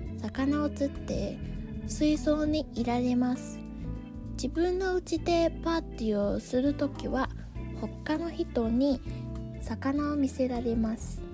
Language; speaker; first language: Japanese; non-native, learner; Chinese